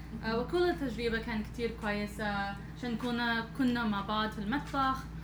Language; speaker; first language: Arabic; non-native, learner; English